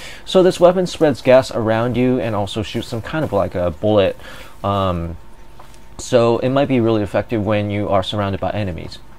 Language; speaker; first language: English; non-native, fluent; Japanese